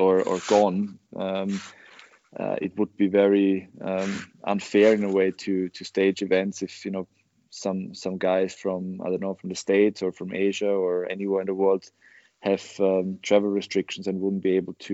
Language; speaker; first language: English; non-native, fluent; German